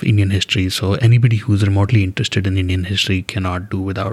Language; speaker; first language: English; non-native, local second language; Hindi